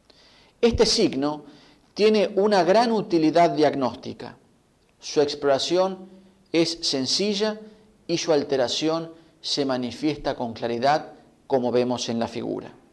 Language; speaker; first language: Spanish; native; Spanish